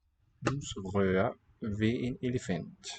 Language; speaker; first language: Danish; non-native, learner; English